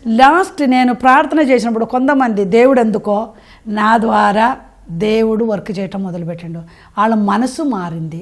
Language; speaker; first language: Telugu; non-native, fluent; Malayalam